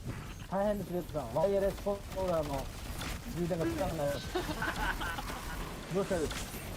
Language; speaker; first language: Japanese; native; Japanese